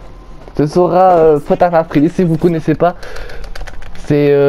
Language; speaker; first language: French; native; French